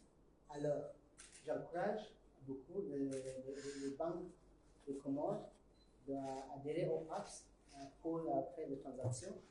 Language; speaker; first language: French; non-native, learner; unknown